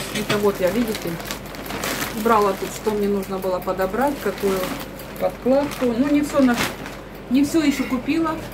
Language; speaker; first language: Russian; native; Russian